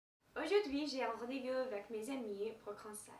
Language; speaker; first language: French; non-native, learner; English